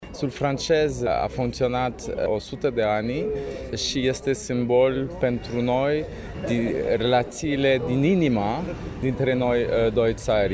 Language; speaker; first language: Romanian; non-native, learner; French